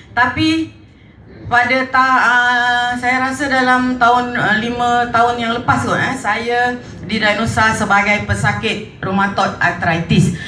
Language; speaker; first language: Malay; native; Malay